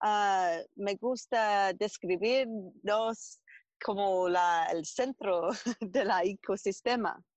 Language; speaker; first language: Spanish; non-native, learner; English